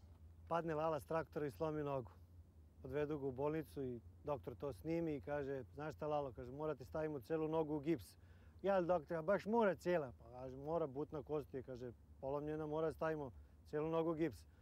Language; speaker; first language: Croatian; native; Croatian